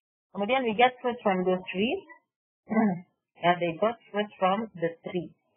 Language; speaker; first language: English; non-native, fluent; Indonesian